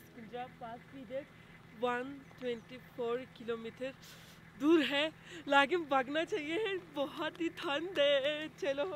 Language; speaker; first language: Hindi; non-native, fluent; Turkish